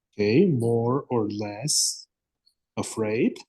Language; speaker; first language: English; non-native, fluent; Spanish